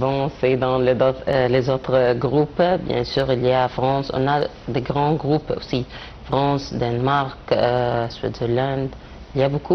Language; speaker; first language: French; non-native, learner; Arabic